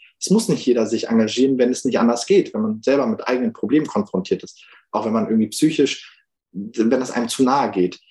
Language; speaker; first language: German; early bilingual, other home language; Turkish